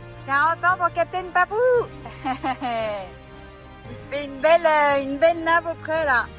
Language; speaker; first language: French; native; French